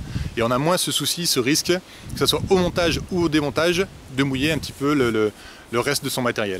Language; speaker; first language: French; native; French